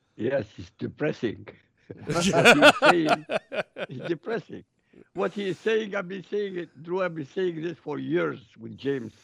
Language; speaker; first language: English; non-native, fluent; Arabic